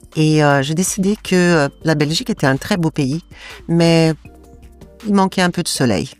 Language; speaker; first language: French; non-native, fluent; Portuguese